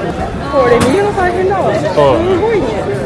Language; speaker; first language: Japanese; native; Japanese